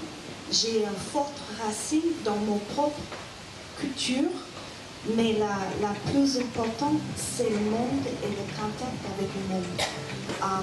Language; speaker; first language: French; non-native, fluent; English